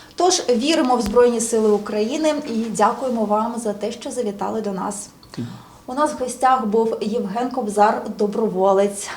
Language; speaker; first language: Ukrainian; native; Ukrainian